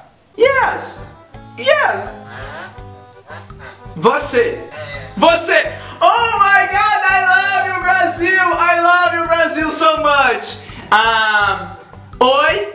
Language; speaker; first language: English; non-native, learner; Portuguese